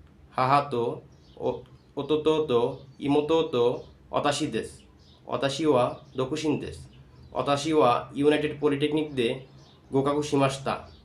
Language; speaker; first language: Japanese; non-native, learner; Bangla